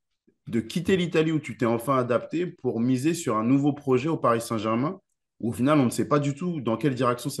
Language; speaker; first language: French; native; French